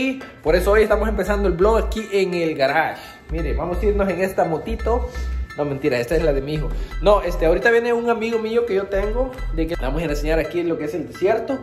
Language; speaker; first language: Spanish; native; Spanish